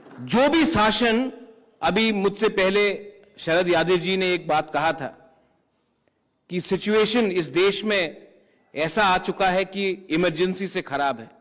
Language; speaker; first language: Hindi; non-native, local second language; Kok Borok